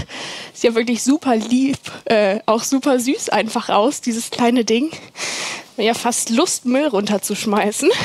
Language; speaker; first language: German; native; German